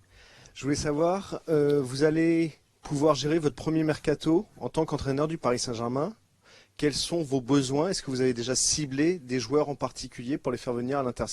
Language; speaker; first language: French; native; French